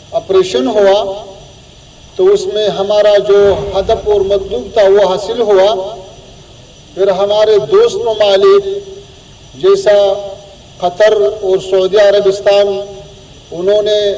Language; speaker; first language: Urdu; non-native, fluent; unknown